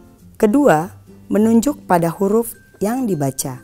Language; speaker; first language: Indonesian; native; Indonesian